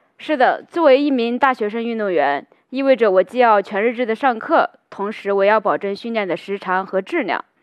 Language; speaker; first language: Chinese; native; Chinese